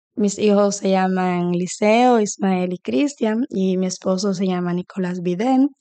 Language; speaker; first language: Spanish; native; Spanish